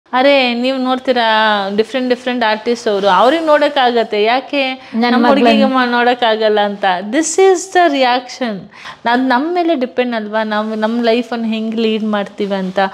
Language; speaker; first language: Kannada; non-native, local second language; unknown